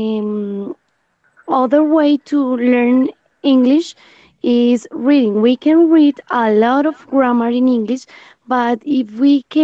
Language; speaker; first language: English; non-native, learner; Spanish